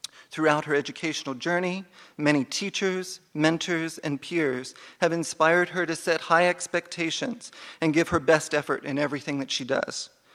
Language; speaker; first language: English; native; English